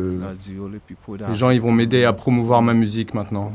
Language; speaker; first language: French; non-native, learner; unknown